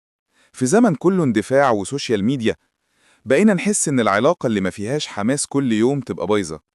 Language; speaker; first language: Arabic; native; Arabic